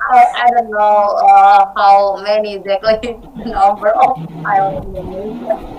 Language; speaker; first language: English; non-native, learner; Indonesian